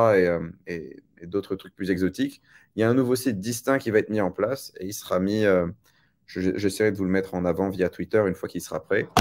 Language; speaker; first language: French; native; French